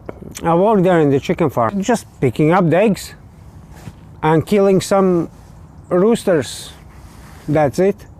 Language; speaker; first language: English; non-native, learner; Latvian